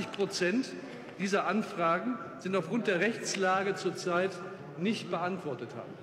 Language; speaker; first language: German; native; German